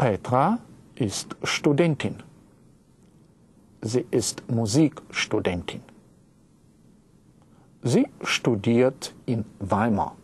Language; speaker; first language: German; non-native, fluent; Russian